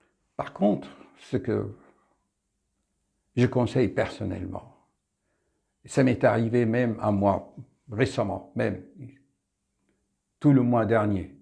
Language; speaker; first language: French; native; French